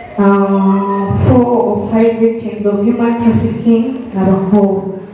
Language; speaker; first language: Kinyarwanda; early bilingual, heritage; Kinyarwanda